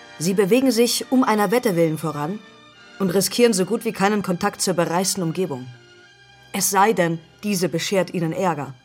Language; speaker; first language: German; native; German